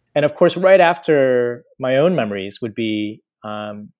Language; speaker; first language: English; native; English